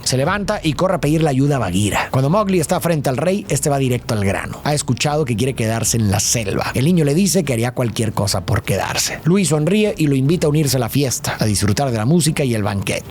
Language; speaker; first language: Spanish; native; Spanish